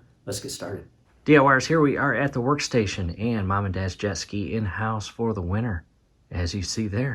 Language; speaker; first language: English; native; English